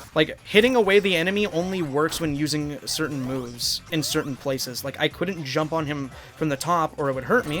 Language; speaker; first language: English; native; English